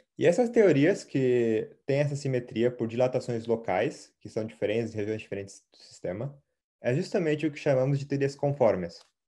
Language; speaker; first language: Portuguese; native; Portuguese